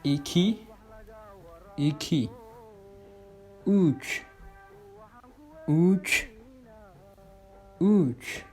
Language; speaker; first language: Turkish; non-native, fluent; Somali